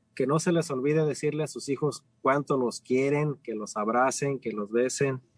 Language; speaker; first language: Spanish; native; Spanish